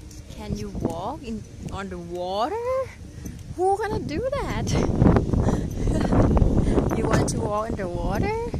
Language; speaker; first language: English; non-native, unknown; Thai